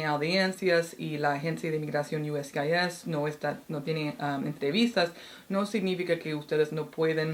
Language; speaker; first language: Spanish; non-native, fluent; English